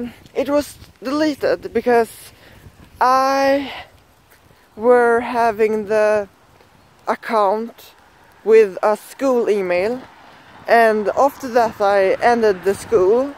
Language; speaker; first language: English; non-native, learner; Swedish